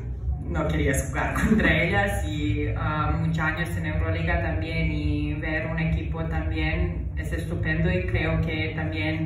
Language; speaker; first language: Spanish; non-native, fluent; Serbian